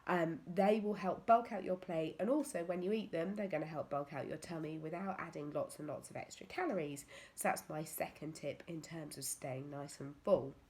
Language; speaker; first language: English; native; English